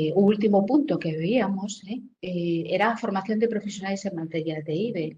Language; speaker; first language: Spanish; native; Spanish